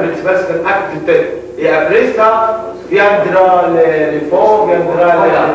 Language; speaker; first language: French; non-native, learner; Arabic